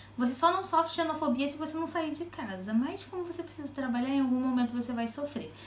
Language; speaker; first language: Portuguese; native; Portuguese